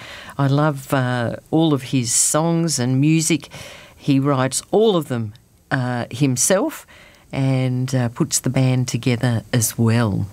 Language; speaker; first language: English; native; English